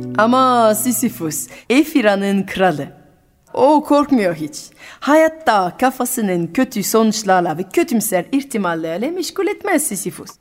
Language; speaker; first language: Turkish; non-native, fluent; French